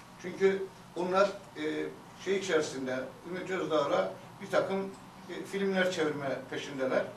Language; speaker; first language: Turkish; native; Turkish